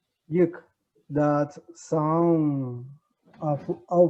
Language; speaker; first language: English; non-native, learner; Spanish